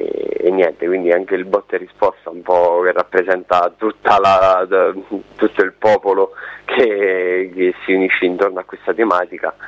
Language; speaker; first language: Italian; native; Italian